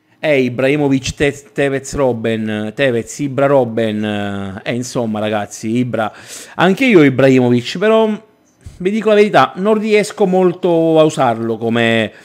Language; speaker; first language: Italian; native; Italian